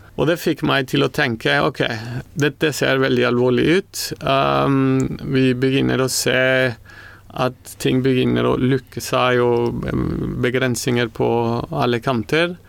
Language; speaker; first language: Norwegian; non-native, fluent; Spanish